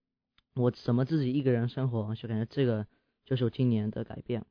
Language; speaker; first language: Chinese; early bilingual, heritage; English